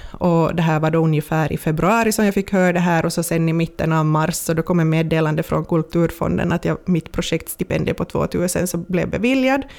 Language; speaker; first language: Swedish; native; Swedish